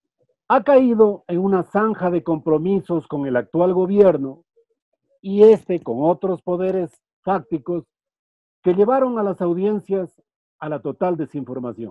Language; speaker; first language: Spanish; native; Spanish